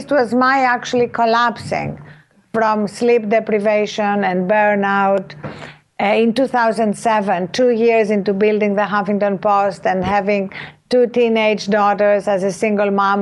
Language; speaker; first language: English; non-native, fluent; Greek